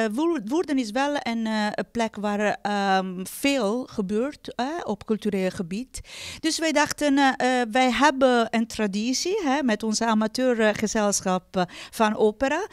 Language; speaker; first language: Dutch; non-native, fluent; Italian